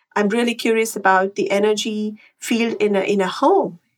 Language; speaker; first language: English; non-native, local second language; Tamil